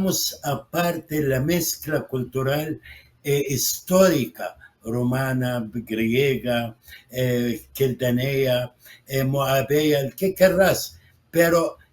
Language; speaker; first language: Spanish; non-native, fluent; Arabic